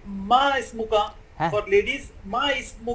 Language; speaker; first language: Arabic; non-native, learner; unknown